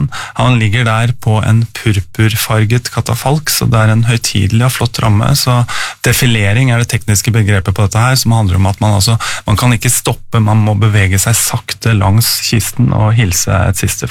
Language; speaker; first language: Norwegian; native; Norwegian